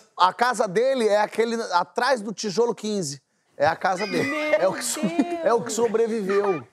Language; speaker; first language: Portuguese; native; Portuguese